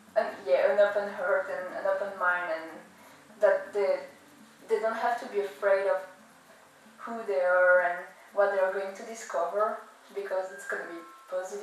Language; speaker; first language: English; non-native, fluent; French